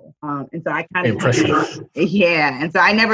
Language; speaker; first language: English; native; English